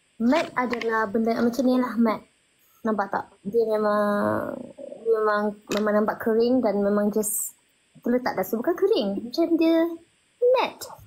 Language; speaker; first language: Malay; native; Malay